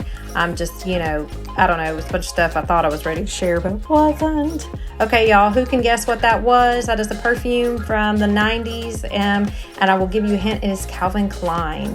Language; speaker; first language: English; native; English